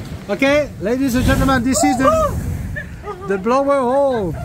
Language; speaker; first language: English; non-native, fluent; French